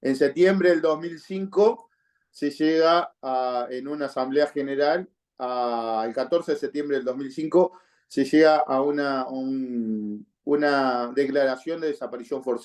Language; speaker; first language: Spanish; native; Spanish